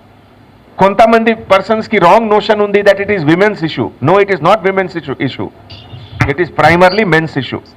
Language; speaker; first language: Telugu; non-native, local second language; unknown